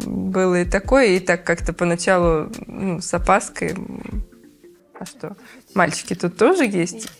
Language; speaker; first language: Russian; native; Russian